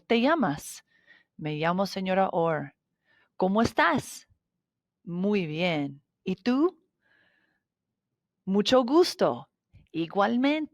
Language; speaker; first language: Spanish; non-native, fluent; English